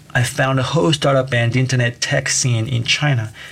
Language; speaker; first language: English; non-native, fluent; Chinese